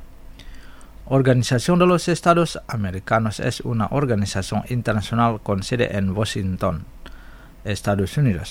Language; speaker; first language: Spanish; non-native, fluent; Indonesian